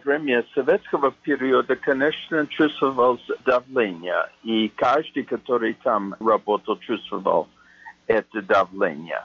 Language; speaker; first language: Russian; non-native, fluent; English